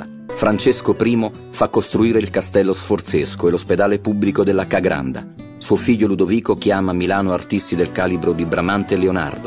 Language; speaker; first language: Italian; native; Italian